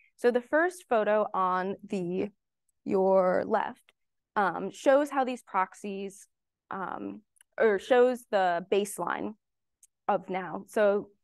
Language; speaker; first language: English; native; English